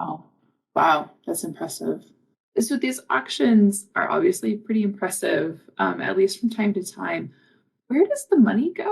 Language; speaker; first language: English; native; English